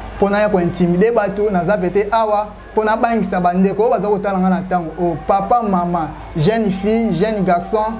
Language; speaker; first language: Lingala; non-native, local second language; Kongo